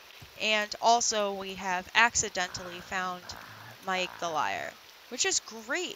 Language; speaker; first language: English; native; English